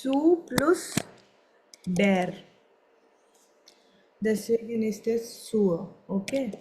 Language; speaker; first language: German; non-native, fluent; Hindi